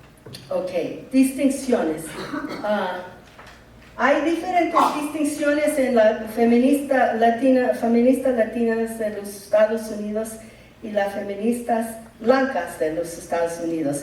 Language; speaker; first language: Spanish; early bilingual, heritage; English